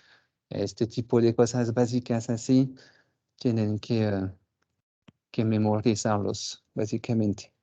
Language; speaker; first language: Spanish; non-native, fluent; French